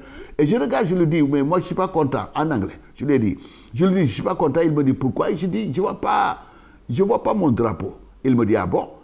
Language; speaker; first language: French; non-native, local second language; Wolof